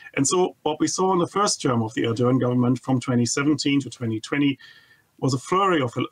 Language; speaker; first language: English; non-native, fluent; German